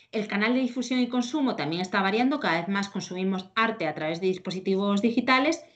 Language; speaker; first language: Spanish; native; Spanish